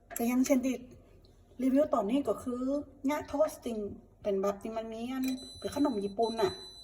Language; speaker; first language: Thai; native; Thai